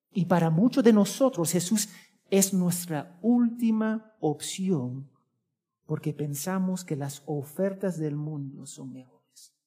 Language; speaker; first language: Spanish; early bilingual, heritage; Spanish